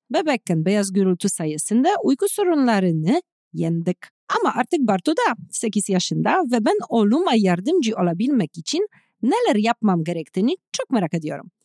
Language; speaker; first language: Turkish; non-native, fluent; Polish